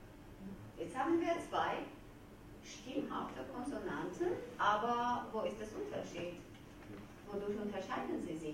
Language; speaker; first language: German; non-native, fluent; Georgian